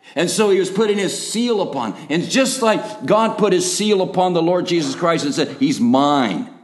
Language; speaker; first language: English; native; English